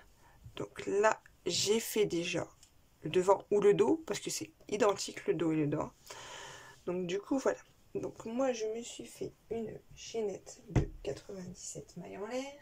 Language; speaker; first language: French; native; French